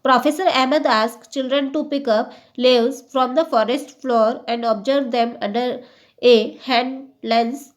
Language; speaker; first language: English; non-native, local second language; Hindi